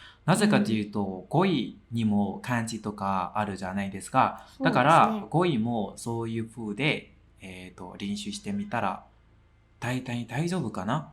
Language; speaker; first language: Japanese; non-native, fluent; Burmese